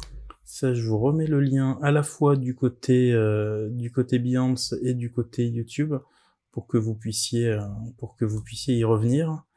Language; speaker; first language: French; native; French